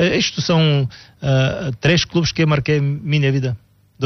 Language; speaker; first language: Portuguese; non-native, learner; Bulgarian